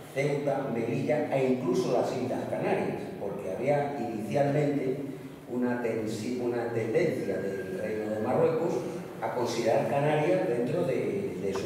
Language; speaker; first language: Spanish; native; Spanish